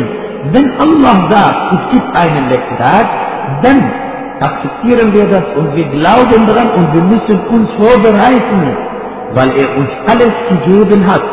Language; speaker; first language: German; non-native, fluent; Arabic